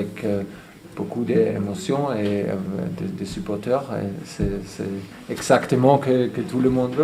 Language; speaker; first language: French; non-native, fluent; German